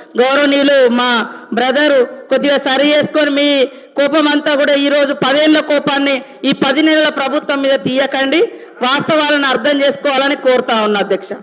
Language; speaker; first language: Telugu; native; Telugu